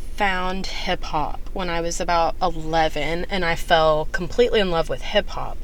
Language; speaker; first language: English; native; English